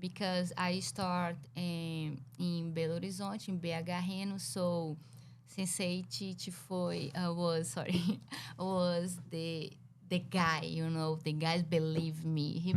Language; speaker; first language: English; non-native, learner; Portuguese